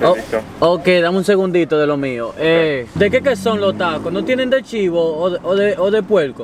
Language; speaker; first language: Spanish; early bilingual, heritage; Spanish